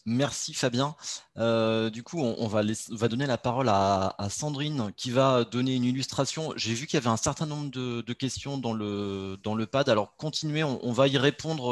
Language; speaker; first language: French; native; French